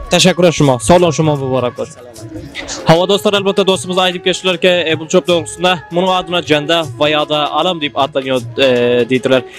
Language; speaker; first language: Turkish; non-native, learner; Turkmen